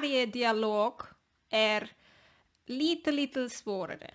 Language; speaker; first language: Swedish; non-native, learner; Spanish